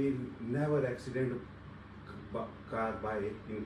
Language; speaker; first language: English; non-native, learner; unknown